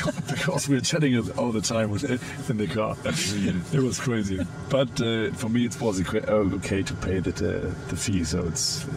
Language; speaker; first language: English; non-native, fluent; German